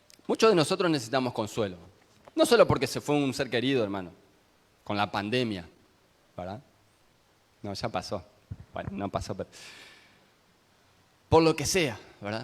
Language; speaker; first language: Spanish; native; Spanish